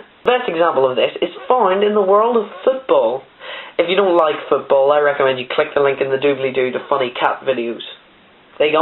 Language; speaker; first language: English; native; English